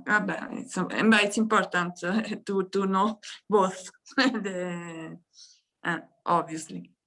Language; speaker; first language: English; non-native, fluent; Italian